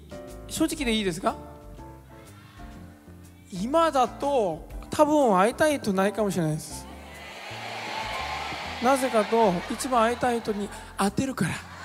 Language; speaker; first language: Japanese; non-native, fluent; Korean